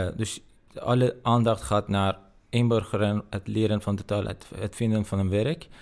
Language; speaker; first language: Dutch; non-native, fluent; Persian